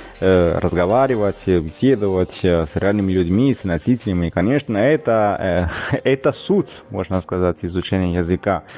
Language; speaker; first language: Russian; non-native, fluent; Italian